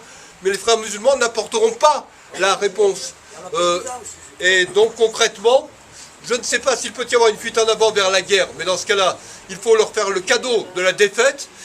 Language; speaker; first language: French; native; French